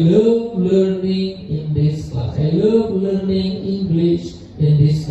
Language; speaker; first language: English; non-native, learner; Indonesian